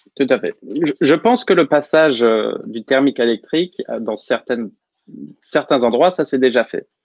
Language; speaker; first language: French; native; French